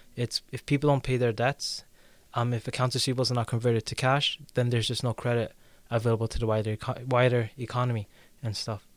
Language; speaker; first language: English; native; English